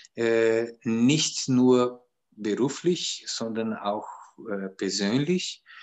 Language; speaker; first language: German; non-native, fluent; Portuguese